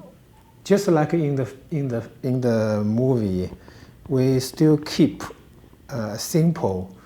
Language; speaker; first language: English; non-native, learner; Chinese